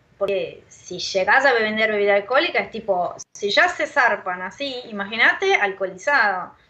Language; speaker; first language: Spanish; non-native, fluent; Portuguese